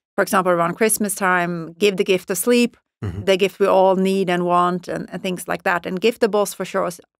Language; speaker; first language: English; non-native, fluent; Swedish